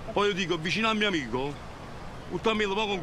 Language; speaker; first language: Italian; native; Italian